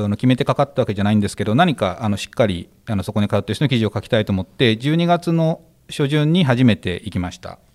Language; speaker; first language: Japanese; native; Japanese